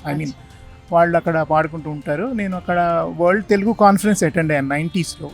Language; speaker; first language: Telugu; native; Telugu